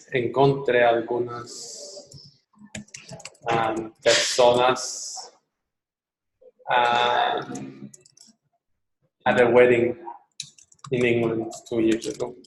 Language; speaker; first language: Spanish; non-native, learner; English